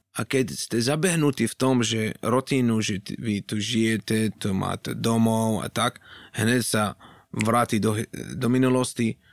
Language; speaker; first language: Slovak; non-native, fluent; Arabic